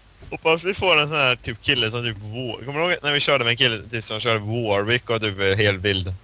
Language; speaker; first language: Swedish; native; Swedish